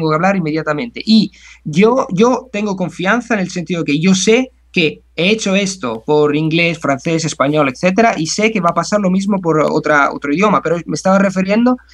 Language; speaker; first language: Spanish; non-native, fluent; Italian